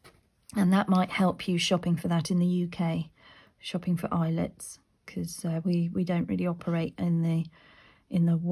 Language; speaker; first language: English; native; English